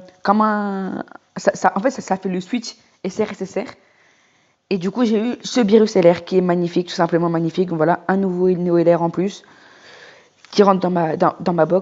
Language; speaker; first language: French; native; French